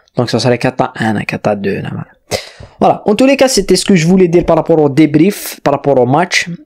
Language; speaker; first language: French; non-native, local second language; Kabyle